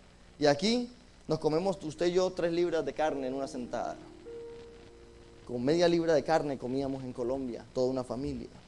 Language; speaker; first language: Spanish; native; Spanish